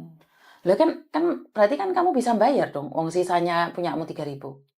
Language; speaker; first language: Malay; non-native, local second language; Javanese